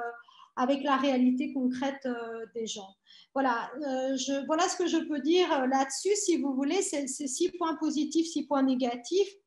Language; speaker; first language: French; native; French